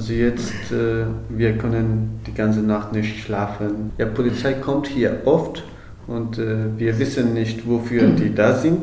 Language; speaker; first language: German; non-native, fluent; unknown